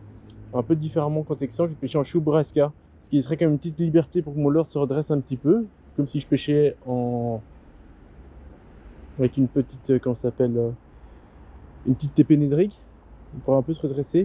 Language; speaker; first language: French; native; French